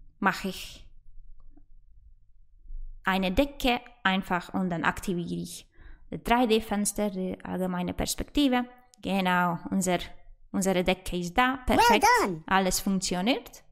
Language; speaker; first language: German; non-native, fluent; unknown